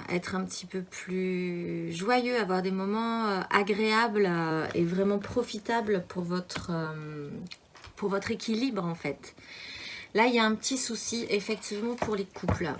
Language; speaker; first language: French; native; French